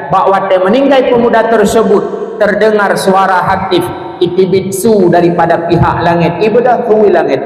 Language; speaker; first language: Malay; non-native, local second language; Achinese